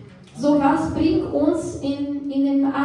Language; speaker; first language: German; non-native, fluent; Portuguese